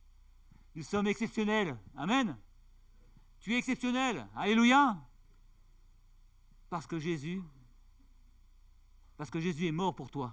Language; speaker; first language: French; native; French